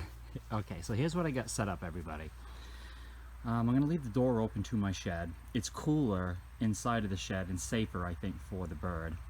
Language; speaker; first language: English; native; English